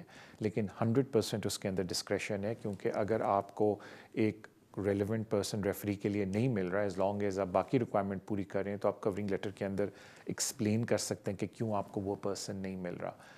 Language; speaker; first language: Urdu; native; Urdu